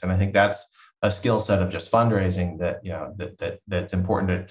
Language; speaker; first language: English; native; English